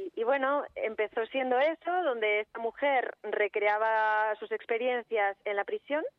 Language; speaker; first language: Spanish; native; Spanish